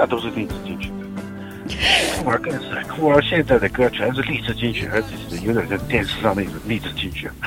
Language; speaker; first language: Chinese; native; Chinese